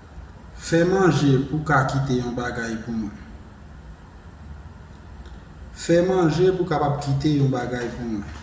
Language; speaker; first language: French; non-native, learner; Haitian Creole